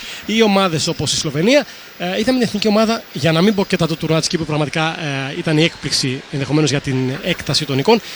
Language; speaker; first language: Greek; native; Greek